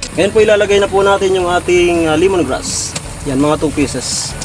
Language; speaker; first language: Filipino; non-native, local second language; Bikol